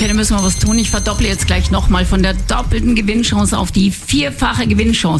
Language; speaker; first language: German; native; German